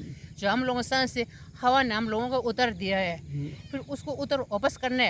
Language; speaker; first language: Hindi; non-native, local second language; Tibetan